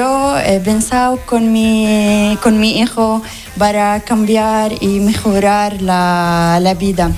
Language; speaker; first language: Spanish; non-native, learner; Arabic